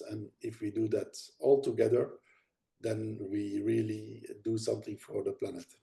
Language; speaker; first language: English; non-native, fluent; Dutch